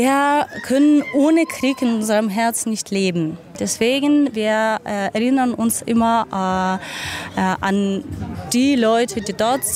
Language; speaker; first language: German; non-native, fluent; Ukrainian